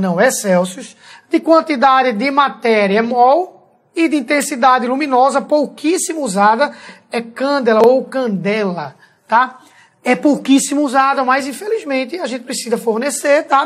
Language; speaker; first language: Portuguese; native; Portuguese